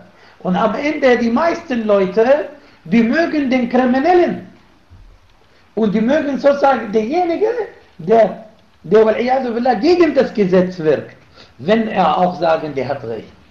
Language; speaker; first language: German; non-native, fluent; Arabic